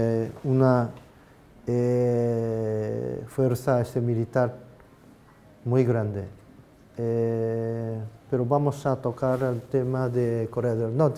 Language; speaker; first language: Spanish; non-native, fluent; Japanese